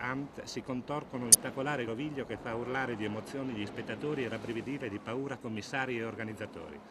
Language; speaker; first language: Italian; native; Italian